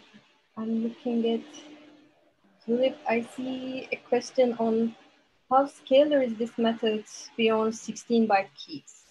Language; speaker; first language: English; non-native, fluent; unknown